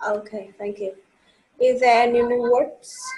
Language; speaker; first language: English; non-native, fluent; Vietnamese